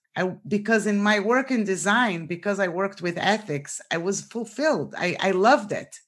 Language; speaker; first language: English; non-native, fluent; Portuguese